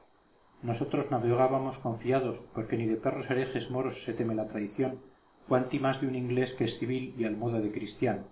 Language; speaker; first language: Spanish; native; Spanish